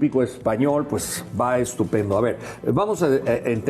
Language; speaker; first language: Spanish; native; Spanish